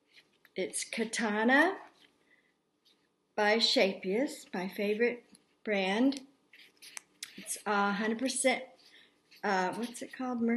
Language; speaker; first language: English; native; English